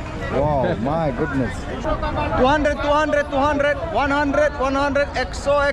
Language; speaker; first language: English; non-native, fluent; Finnish